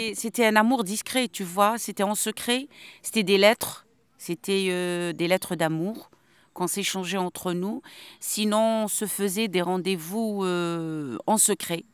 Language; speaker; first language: French; non-native, local second language; Arabic